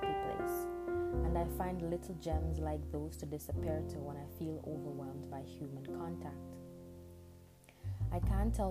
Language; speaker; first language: English; non-native, local second language; Jamaican Creole English